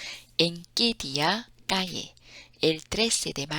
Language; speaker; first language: Spanish; non-native, fluent; Korean